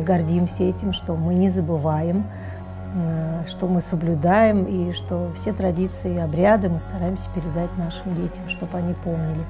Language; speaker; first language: Russian; native; Russian